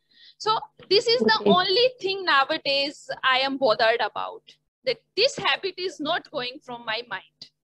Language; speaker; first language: English; non-native, learner; Hindi